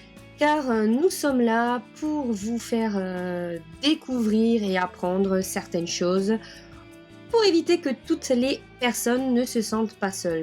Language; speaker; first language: French; native; French